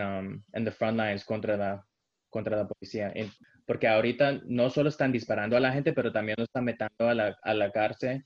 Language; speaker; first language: Spanish; early bilingual, heritage; Spanish